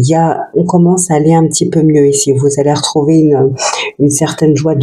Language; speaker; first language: French; native; French